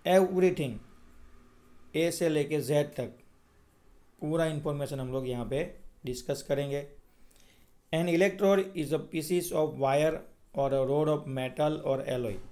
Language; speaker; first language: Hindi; non-native, local second language; Gujarati